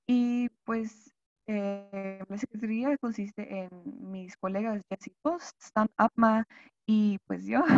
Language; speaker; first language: Spanish; non-native, fluent; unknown